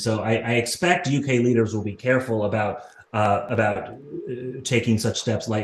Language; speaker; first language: English; native; English